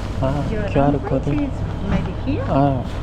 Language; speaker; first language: Korean; native; Korean